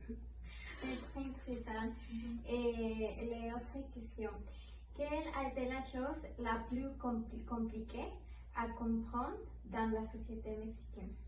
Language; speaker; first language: French; non-native, learner; Spanish